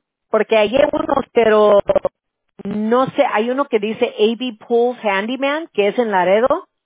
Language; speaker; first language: Spanish; early bilingual, heritage; Spanish